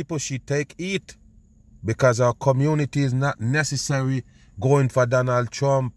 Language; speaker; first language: English; native; English